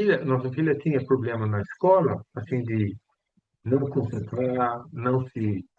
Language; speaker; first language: Portuguese; non-native, fluent; Swedish